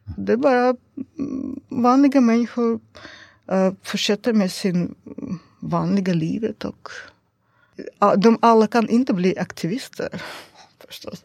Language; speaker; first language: Swedish; non-native, learner; Russian